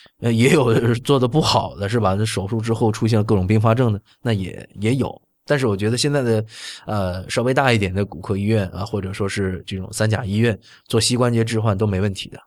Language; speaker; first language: Chinese; native; Chinese